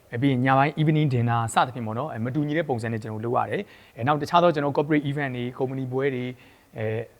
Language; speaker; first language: Burmese; native; Burmese